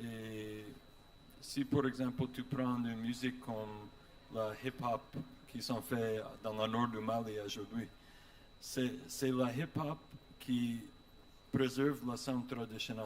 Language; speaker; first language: French; non-native, learner; English